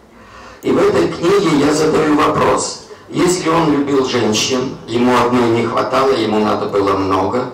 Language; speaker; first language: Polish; non-native, learner; Russian